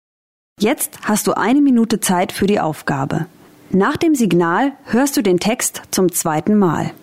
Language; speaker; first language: German; native; German